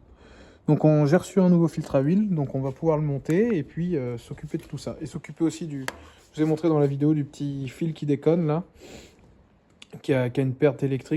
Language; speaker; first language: French; native; French